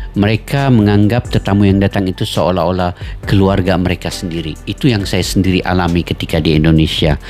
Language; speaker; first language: Indonesian; native; Indonesian